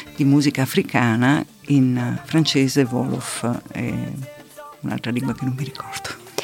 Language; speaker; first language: Italian; native; Italian